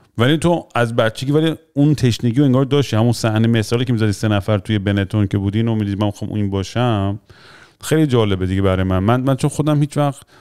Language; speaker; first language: Persian; early bilingual, heritage; Persian